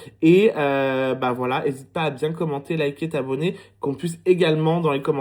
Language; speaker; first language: French; native; French